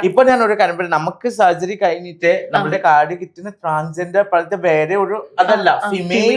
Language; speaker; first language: Malayalam; non-native, local second language; Assamese